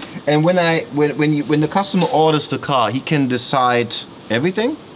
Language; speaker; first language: English; non-native, fluent; German